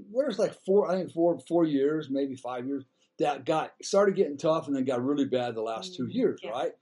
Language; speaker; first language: English; native; English